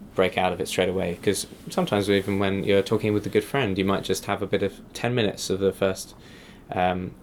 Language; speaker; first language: English; native; English